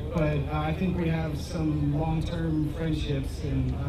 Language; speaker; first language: English; native; English